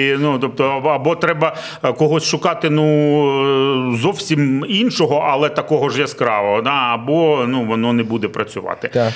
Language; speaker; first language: Ukrainian; non-native, local second language; Russian